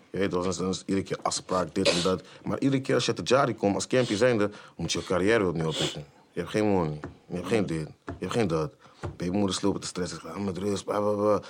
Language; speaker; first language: Dutch; native; Dutch